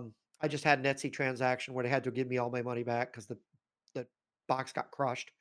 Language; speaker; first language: English; native; English